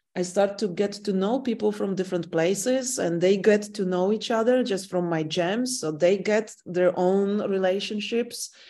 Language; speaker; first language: English; non-native, fluent; Polish